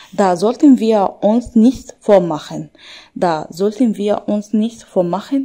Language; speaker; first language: German; non-native, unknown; Arabic